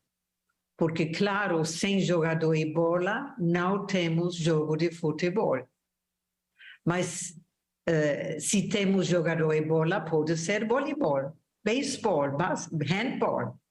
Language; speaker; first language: Portuguese; non-native, fluent; German